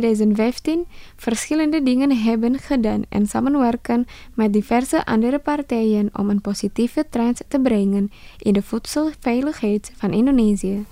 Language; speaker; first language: Dutch; non-native, fluent; Indonesian